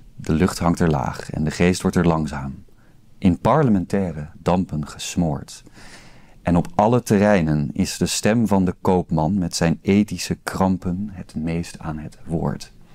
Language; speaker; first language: Dutch; native; Dutch